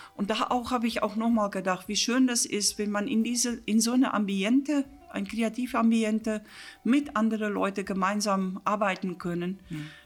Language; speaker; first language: German; non-native, fluent; Afrikaans